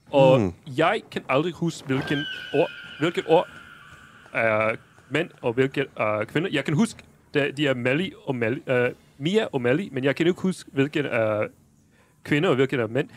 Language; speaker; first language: Danish; non-native, fluent; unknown